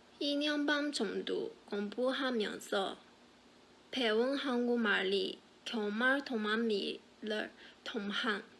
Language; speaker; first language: Korean; non-native, learner; Chinese